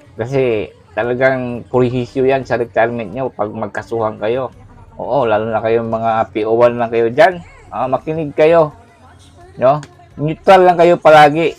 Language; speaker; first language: Filipino; non-native, local second language; Cebuano